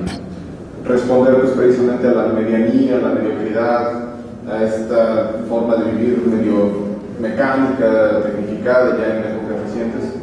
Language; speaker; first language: Spanish; native; Spanish